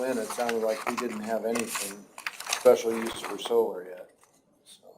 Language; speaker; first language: English; native; English